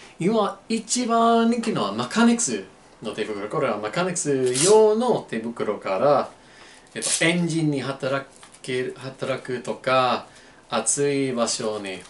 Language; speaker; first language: Japanese; non-native, learner; English